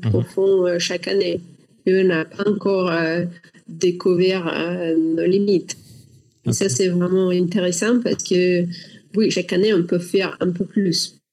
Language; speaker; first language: French; non-native, learner; Russian